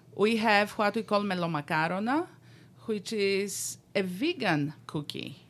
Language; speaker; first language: English; non-native, fluent; Greek